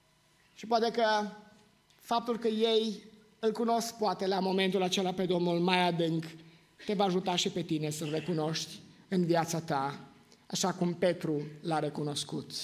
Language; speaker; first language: Romanian; native; Romanian